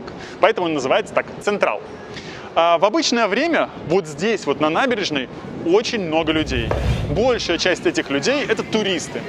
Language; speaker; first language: Russian; native; Russian